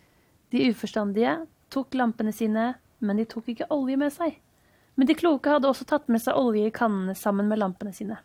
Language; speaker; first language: Norwegian; native; Norwegian